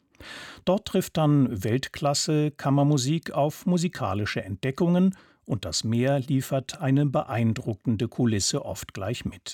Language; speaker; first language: German; native; German